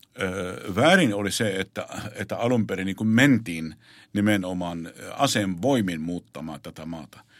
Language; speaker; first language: Finnish; non-native, fluent; Arabic